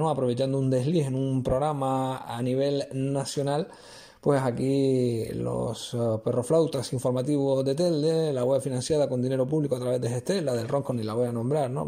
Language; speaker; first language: Spanish; native; Spanish